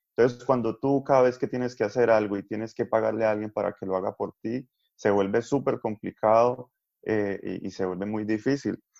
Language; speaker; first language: Spanish; native; Spanish